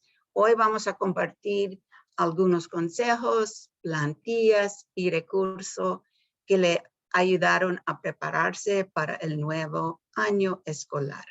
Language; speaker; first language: Spanish; early bilingual, heritage; Spanish